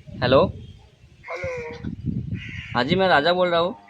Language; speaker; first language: Hindi; non-native, local second language; Bangla